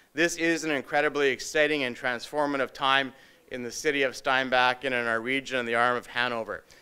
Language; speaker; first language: English; native; English